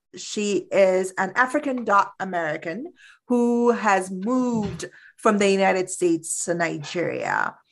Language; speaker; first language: English; early bilingual, other home language; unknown